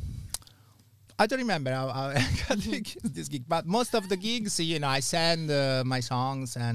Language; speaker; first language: English; non-native, fluent; Italian